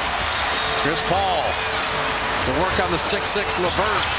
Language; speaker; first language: English; native; English